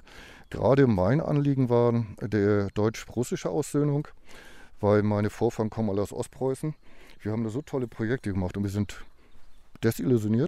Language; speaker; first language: German; native; German